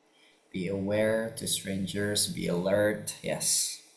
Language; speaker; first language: English; non-native, fluent; Indonesian